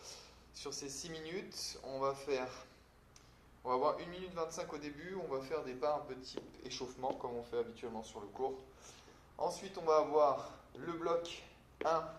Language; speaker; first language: French; native; French